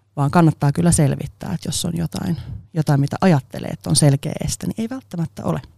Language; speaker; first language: Finnish; non-native, local second language; Swedish